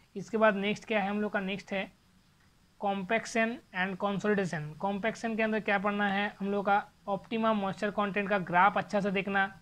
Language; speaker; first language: Hindi; non-native, local second language; Bangla